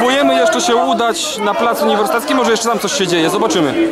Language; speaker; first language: Polish; native; Polish